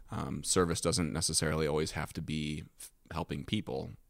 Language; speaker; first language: English; native; English